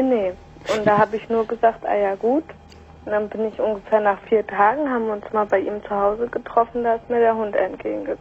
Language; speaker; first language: German; native; German